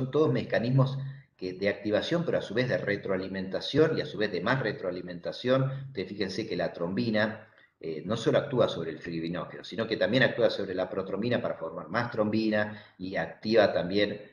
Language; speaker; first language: Spanish; native; Spanish